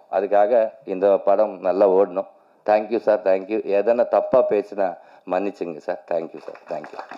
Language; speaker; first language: Tamil; non-native, learner; Telugu